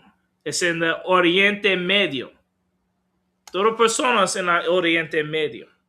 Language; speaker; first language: Spanish; non-native, learner; English